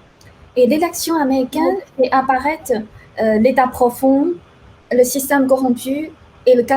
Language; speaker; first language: French; non-native, fluent; Chinese